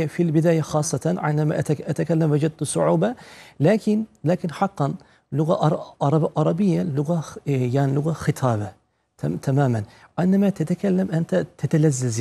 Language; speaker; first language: Arabic; non-native, fluent; Turkish